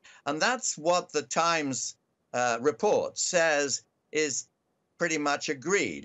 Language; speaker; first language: English; native; English